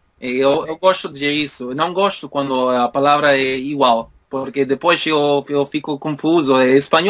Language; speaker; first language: Portuguese; non-native, learner; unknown